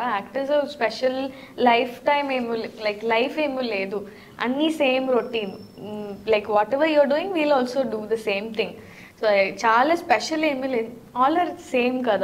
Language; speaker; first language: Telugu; non-native, learner; Tamil